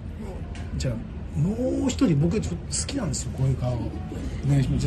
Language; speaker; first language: Japanese; native; Japanese